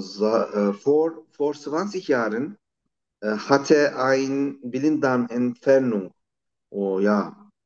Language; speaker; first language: German; non-native, learner; Turkish